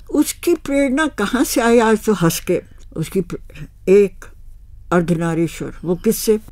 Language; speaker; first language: Hindi; native; Hindi